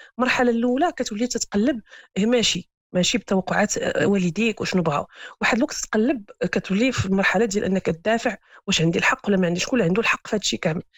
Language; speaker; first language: Arabic; native; Arabic